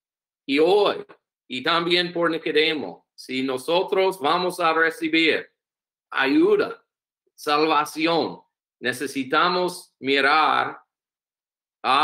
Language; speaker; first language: Spanish; non-native, learner; English